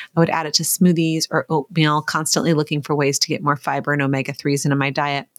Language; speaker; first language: English; native; English